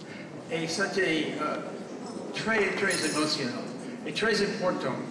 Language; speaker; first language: French; non-native, fluent; English